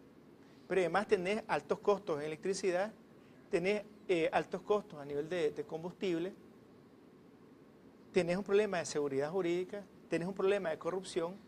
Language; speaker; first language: Spanish; native; Spanish